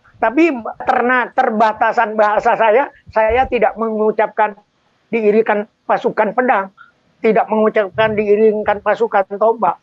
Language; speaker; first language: Indonesian; non-native, local second language; Madurese